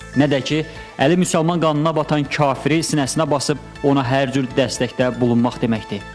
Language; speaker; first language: Azerbaijani; native; Azerbaijani